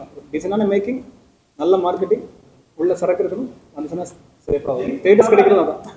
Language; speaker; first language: Tamil; native; Tamil